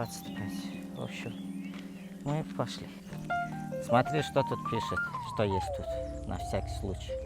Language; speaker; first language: Russian; non-native, local second language; Azerbaijani